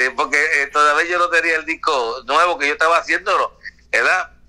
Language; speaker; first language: Spanish; native; Spanish